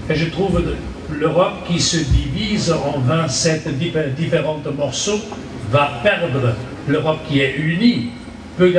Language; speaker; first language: French; non-native, fluent; German